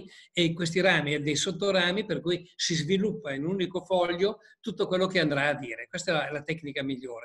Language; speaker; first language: Italian; native; Italian